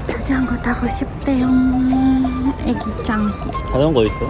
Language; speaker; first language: Korean; non-native, learner; Japanese